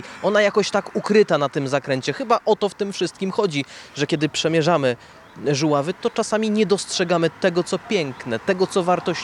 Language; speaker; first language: Polish; native; Polish